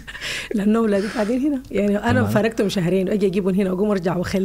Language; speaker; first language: Arabic; native; Arabic